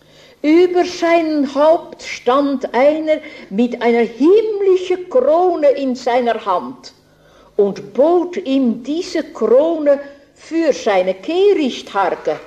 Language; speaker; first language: German; non-native, fluent; Dutch